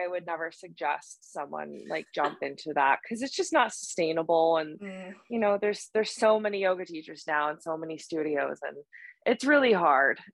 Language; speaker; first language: English; native; English